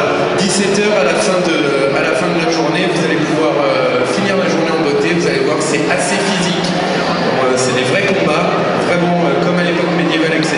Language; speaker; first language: French; native; French